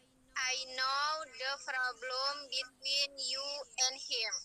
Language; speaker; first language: English; non-native, learner; Indonesian